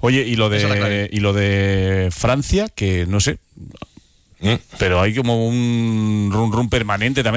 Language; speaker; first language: Spanish; native; Spanish